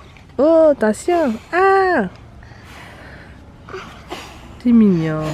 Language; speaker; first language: French; native; French